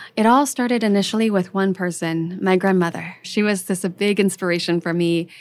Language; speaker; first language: English; early bilingual, other home language; French